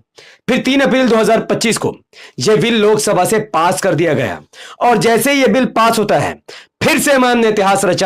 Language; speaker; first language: Hindi; native; Hindi